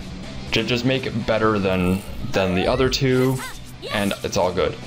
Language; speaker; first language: English; native; English